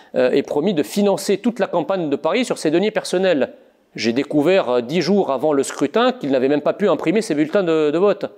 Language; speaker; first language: French; native; French